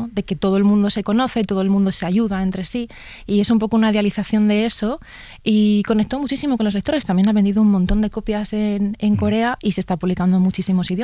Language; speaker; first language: Spanish; native; Spanish